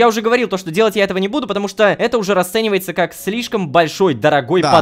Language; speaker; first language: Russian; native; Russian